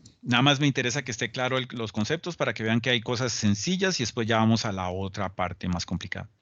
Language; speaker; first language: Spanish; native; Spanish